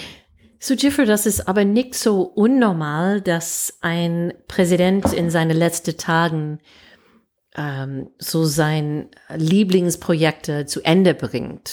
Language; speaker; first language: German; non-native, fluent; English